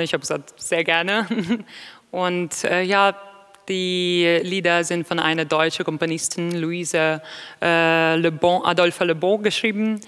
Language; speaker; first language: German; non-native, fluent; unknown